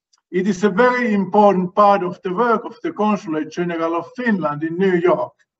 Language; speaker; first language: English; non-native, fluent; Finnish